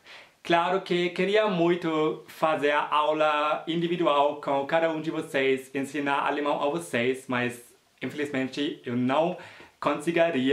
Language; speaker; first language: Portuguese; non-native, fluent; German